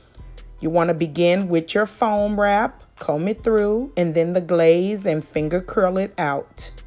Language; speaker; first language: English; native; English